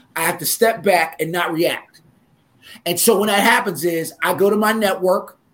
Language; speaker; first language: English; native; English